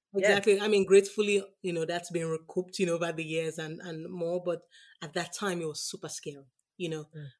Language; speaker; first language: English; non-native, local second language; Yoruba